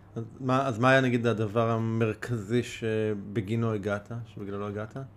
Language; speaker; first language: Hebrew; native; Hebrew